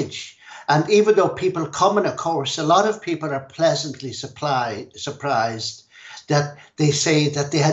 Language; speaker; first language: English; native; English